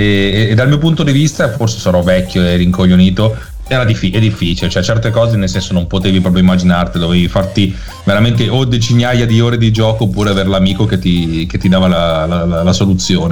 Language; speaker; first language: Italian; native; Italian